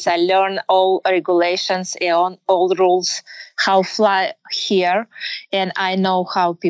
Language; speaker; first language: English; non-native, learner; Russian